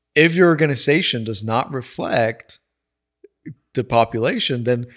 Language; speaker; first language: English; non-native, fluent; Spanish